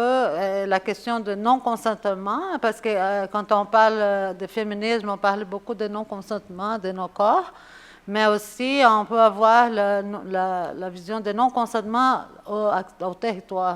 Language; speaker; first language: French; non-native, fluent; Spanish